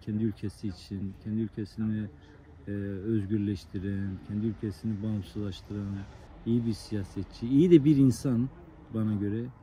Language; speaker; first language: Turkish; non-native, local second language; Kurdish